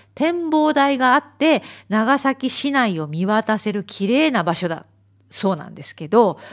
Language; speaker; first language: Japanese; native; Japanese